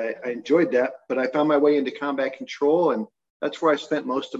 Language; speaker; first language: English; native; English